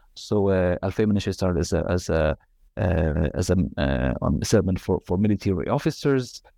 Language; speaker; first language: English; non-native, fluent; Arabic